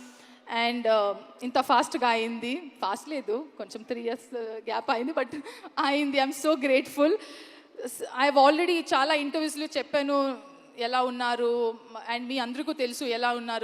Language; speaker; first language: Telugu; non-native, learner; Kannada